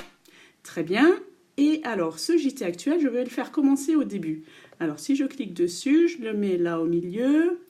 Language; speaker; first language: French; native; French